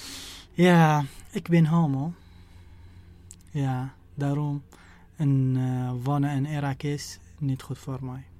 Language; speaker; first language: Dutch; non-native, learner; Arabic